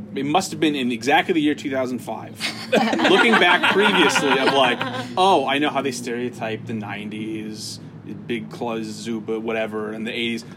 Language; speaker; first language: English; native; English